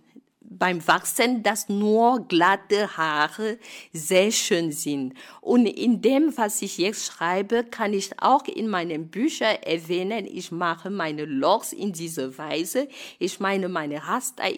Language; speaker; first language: German; non-native, fluent; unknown